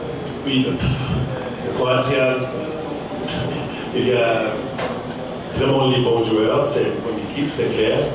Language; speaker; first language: French; non-native, fluent; German